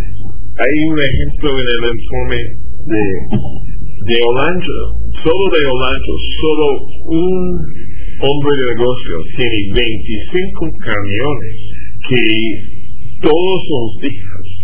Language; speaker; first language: Spanish; non-native, fluent; English